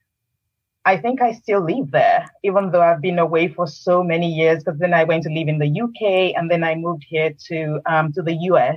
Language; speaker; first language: English; non-native, local second language; Yoruba